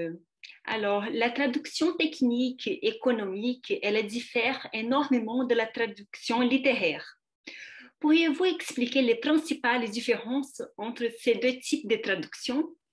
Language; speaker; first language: French; non-native, fluent; Portuguese